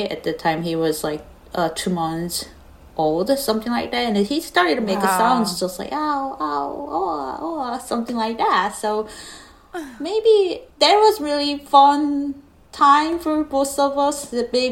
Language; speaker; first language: English; non-native, learner; Korean